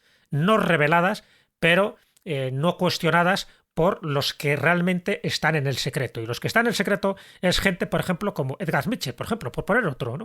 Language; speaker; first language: Spanish; native; Spanish